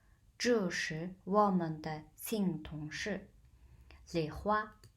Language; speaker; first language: Chinese; non-native, fluent; Mongolian